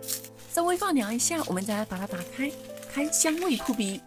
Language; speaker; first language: Chinese; native; Chinese